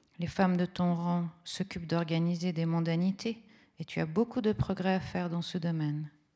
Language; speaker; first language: French; early bilingual, other home language; Italian